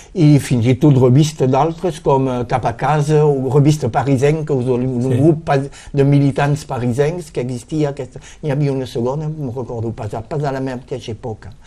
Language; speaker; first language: Catalan; non-native, local second language; French